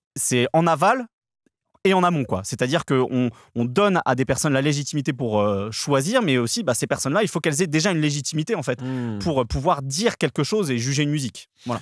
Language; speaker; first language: French; native; French